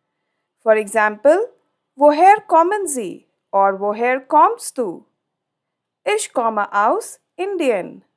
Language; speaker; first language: German; non-native, fluent; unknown